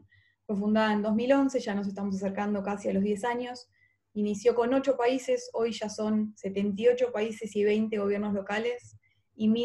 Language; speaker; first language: Spanish; native; Spanish